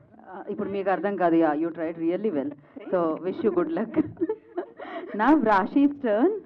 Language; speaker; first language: Telugu; native; Telugu